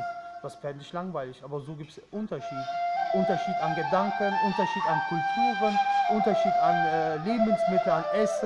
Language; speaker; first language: German; early bilingual, other home language; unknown